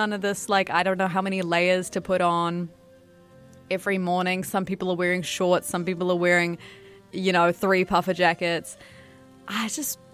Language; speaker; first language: English; native; English